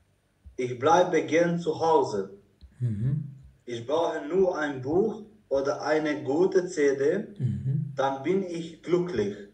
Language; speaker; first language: German; non-native, learner; Croatian